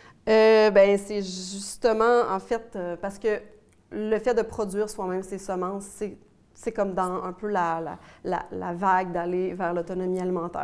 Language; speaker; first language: French; native; French